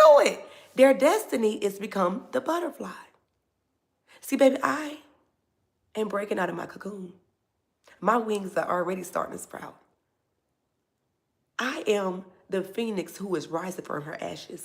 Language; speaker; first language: English; native; English